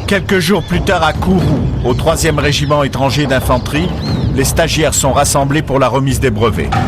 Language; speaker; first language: French; native; French